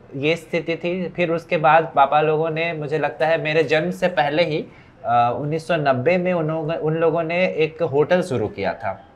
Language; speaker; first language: Hindi; native; Hindi